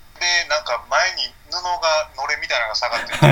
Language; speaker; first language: Japanese; native; Japanese